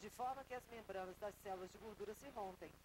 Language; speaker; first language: Portuguese; native; Portuguese